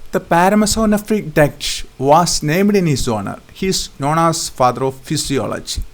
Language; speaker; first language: English; non-native, local second language; Malayalam